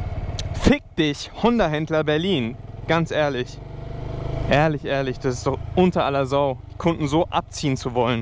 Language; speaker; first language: German; native; German